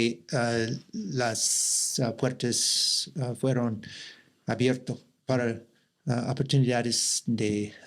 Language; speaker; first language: Spanish; non-native, learner; English